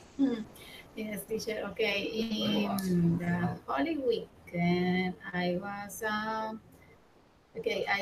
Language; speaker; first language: English; non-native, learner; Spanish